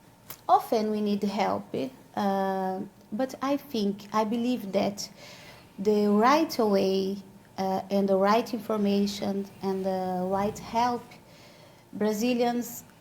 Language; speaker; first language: English; non-native, learner; Portuguese